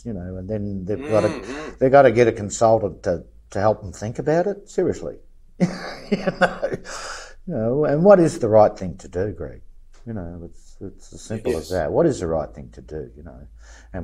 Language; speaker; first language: English; native; English